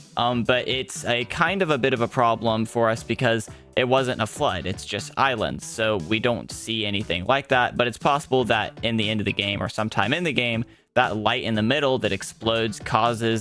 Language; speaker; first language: English; native; English